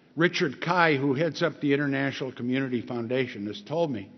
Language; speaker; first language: English; early bilingual, other home language; Spanish